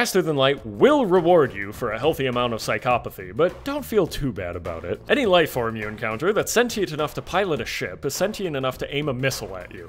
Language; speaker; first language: English; native; English